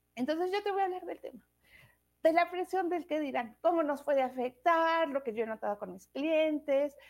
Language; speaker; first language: Spanish; native; Spanish